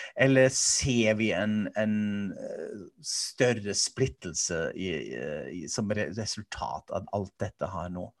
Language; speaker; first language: Norwegian; non-native, fluent; German